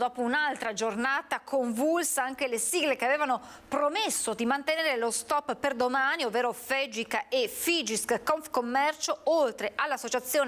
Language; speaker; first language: Italian; native; Italian